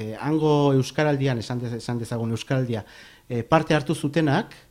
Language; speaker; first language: Basque; native; Basque